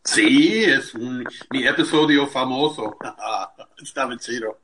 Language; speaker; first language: Spanish; non-native, fluent; English